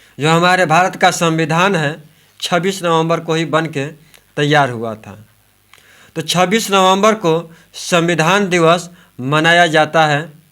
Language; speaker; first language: Hindi; native; Hindi